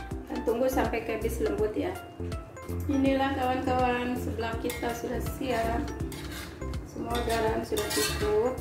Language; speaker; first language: Indonesian; non-native, local second language; Sundanese